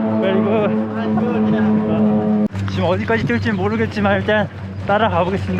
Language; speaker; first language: Korean; native; Korean